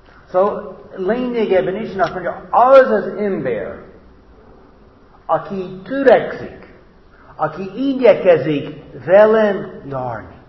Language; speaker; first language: Hungarian; non-native, fluent; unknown